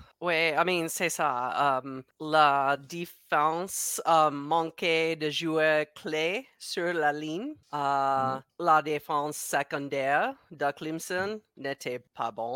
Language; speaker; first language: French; non-native, learner; English